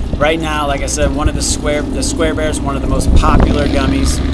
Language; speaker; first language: English; native; English